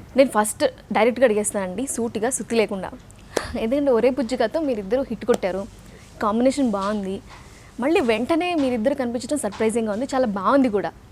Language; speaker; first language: Telugu; native; Telugu